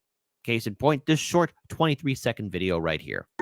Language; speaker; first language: English; native; English